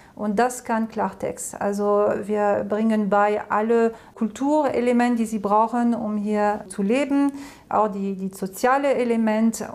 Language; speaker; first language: German; non-native, fluent; French